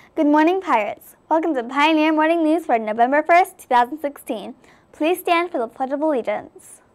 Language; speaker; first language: English; native; English